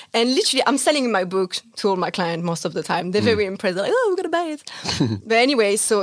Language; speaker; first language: English; non-native, fluent; French